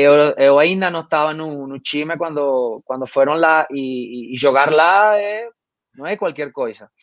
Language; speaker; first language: Portuguese; non-native, fluent; Spanish